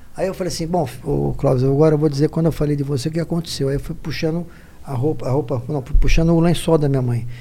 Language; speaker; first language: Portuguese; native; Portuguese